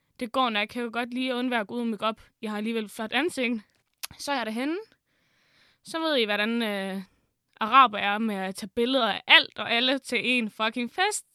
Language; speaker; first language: Danish; early bilingual, other home language; Arabic